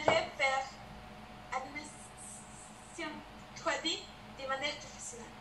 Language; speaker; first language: French; non-native, learner; Spanish